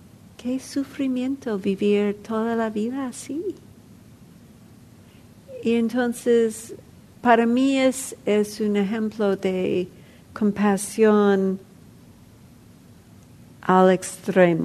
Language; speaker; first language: Spanish; non-native, fluent; English